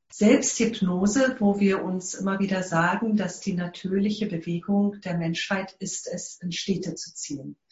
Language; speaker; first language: German; non-native, fluent; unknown